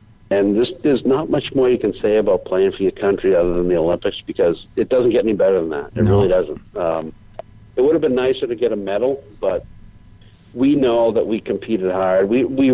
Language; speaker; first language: English; native; English